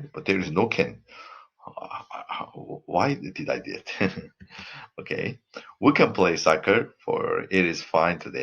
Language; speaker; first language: English; non-native, fluent; Korean